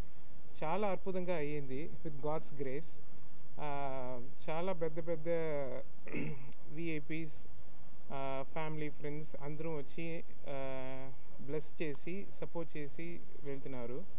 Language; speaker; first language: Telugu; non-native, learner; Tamil